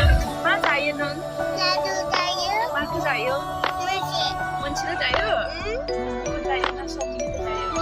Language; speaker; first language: Hindi; non-native, local second language; Bodo